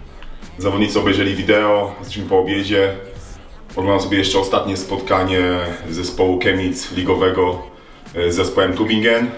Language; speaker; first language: Polish; native; Polish